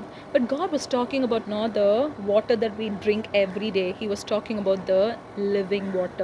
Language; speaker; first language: English; non-native, local second language; Tamil